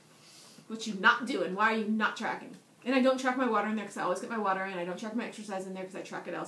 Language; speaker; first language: English; native; English